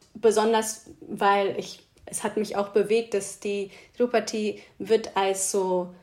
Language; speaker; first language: German; non-native, fluent; English